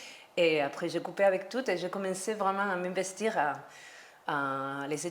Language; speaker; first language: French; non-native, learner; Spanish